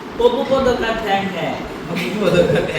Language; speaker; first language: Hindi; non-native, learner; Bangla